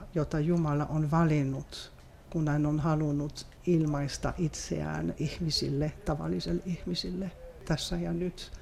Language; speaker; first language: Finnish; non-native, fluent; French